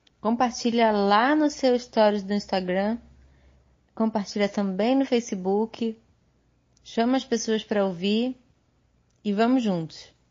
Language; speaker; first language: Portuguese; native; Portuguese